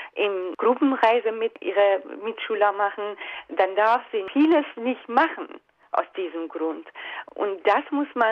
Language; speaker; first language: German; non-native, fluent; Persian